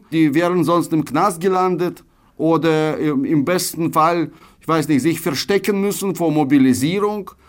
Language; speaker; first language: German; non-native, fluent; Russian